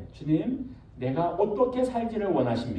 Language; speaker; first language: Korean; native; Korean